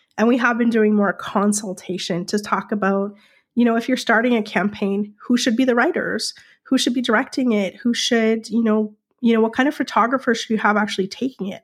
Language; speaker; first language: English; native; English